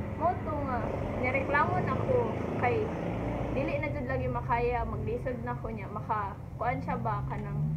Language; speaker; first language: Cebuano; native; Cebuano